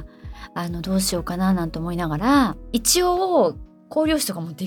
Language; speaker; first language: Japanese; native; Japanese